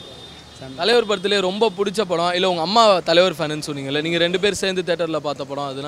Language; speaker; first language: Tamil; native; Tamil